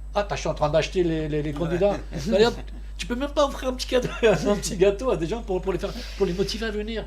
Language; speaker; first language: French; early bilingual, other home language; Turkish